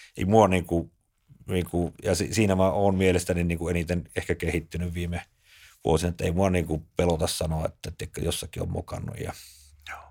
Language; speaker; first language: Finnish; native; Finnish